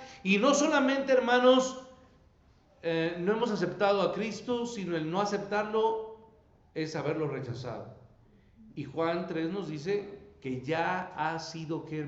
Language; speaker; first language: Spanish; native; Spanish